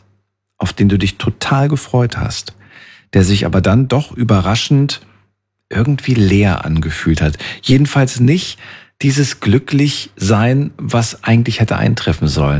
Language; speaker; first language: German; native; German